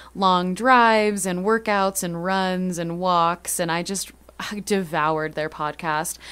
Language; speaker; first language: English; native; English